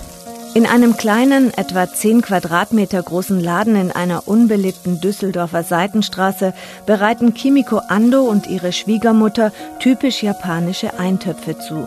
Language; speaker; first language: German; native; German